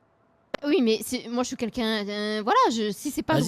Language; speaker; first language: French; native; French